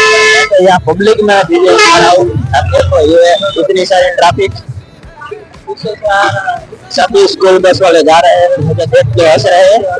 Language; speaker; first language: Hindi; native; Hindi